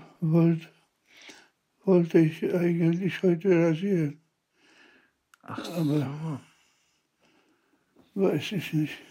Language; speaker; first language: German; non-native, fluent; Polish